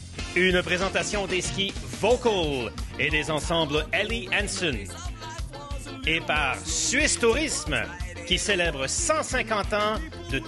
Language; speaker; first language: French; native; French